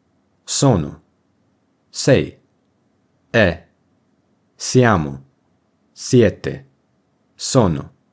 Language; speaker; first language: Italian; non-native, fluent; English